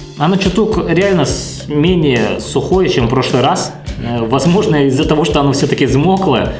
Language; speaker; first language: Russian; native; Russian